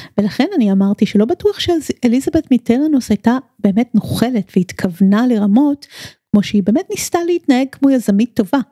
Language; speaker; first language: Hebrew; native; Hebrew